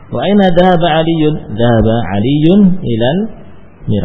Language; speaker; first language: Arabic; non-native, fluent; Indonesian